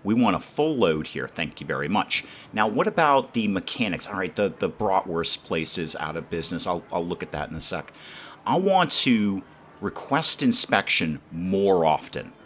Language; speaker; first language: English; native; English